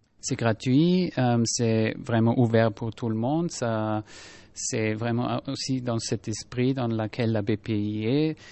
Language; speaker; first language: French; non-native, fluent; German